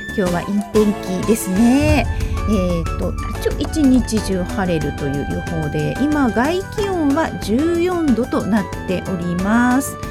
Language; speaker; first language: Japanese; native; Japanese